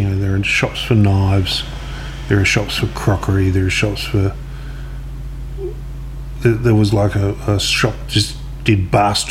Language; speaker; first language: English; native; English